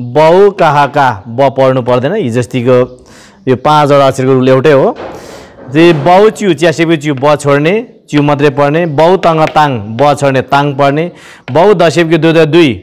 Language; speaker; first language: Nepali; non-native, local second language; Eastern Tamang